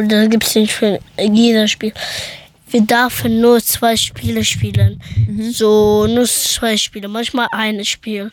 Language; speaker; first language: German; early bilingual, other home language; Persian